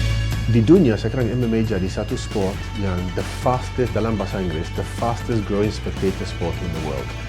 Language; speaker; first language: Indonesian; non-native, fluent; English